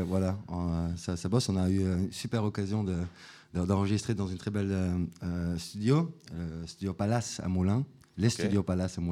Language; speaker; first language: French; non-native, fluent; Dutch